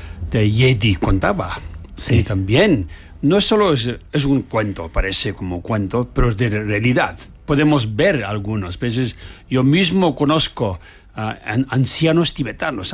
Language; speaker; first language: Spanish; non-native, learner; Tibetan